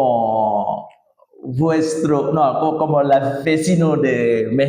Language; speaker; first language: Spanish; non-native, learner; Indonesian